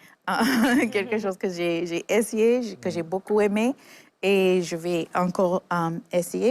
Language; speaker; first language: French; non-native, fluent; English